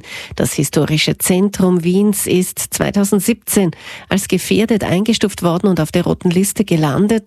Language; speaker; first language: German; native; German